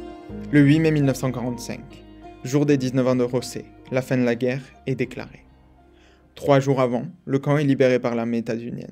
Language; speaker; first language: French; native; French